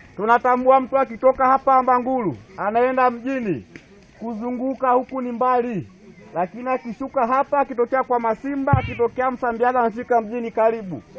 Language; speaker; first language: Swahili; native; Swahili